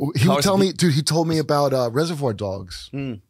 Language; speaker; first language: English; native; English